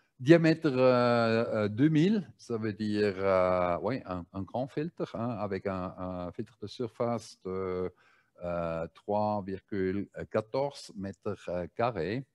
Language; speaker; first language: French; non-native, learner; German